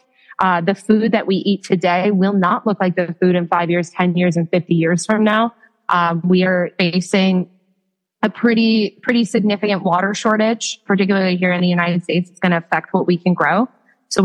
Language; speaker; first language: English; native; English